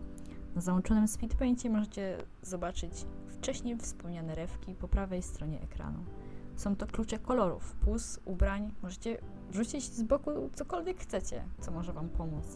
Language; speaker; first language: Polish; native; Polish